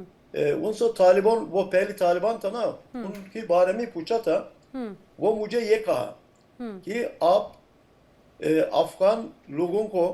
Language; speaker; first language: Hindi; non-native, fluent; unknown